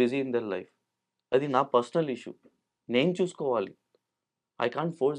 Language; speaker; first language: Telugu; non-native, local second language; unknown